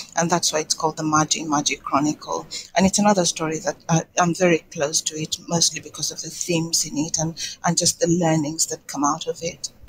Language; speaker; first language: English; non-native, local second language; Swahili